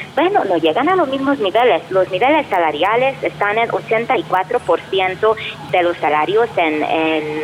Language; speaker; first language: Spanish; non-native, fluent; Hungarian